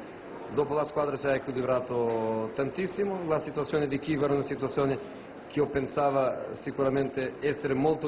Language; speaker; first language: Italian; non-native, fluent; Portuguese